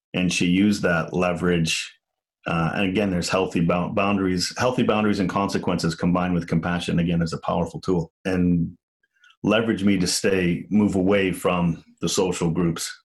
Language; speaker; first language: English; native; English